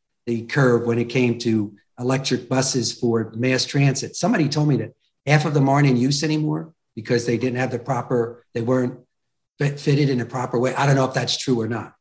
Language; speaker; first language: English; native; English